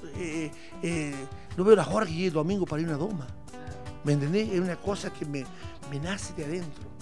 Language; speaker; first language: Spanish; native; Spanish